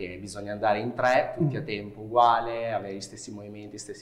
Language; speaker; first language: Italian; native; Italian